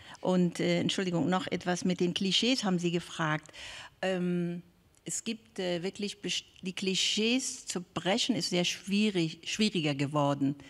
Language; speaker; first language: German; non-native, fluent; Persian